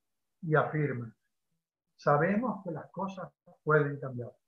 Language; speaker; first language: Spanish; native; Spanish